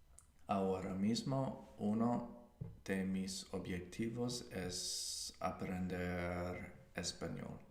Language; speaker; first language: Spanish; non-native, learner; English